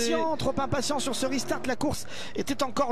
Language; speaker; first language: French; native; French